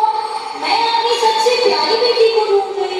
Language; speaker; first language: Hindi; native; Hindi